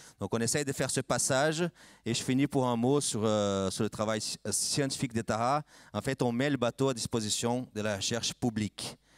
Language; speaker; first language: French; non-native, fluent; Portuguese